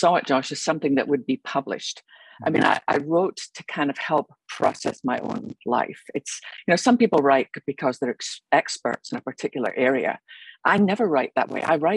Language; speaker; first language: English; native; English